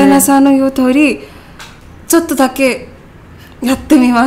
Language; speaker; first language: Japanese; non-native, learner; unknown